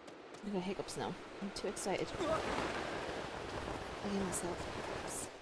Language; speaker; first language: English; native; English